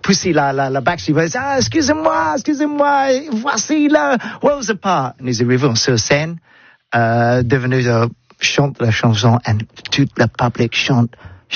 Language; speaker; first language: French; non-native, learner; English